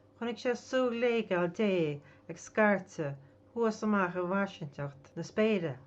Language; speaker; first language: Irish; native; Irish